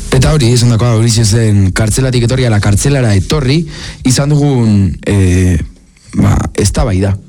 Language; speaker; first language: Basque; native; Basque